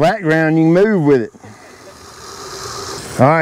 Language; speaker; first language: English; native; English